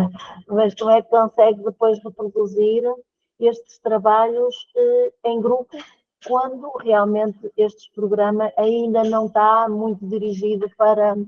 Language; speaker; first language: Portuguese; native; Portuguese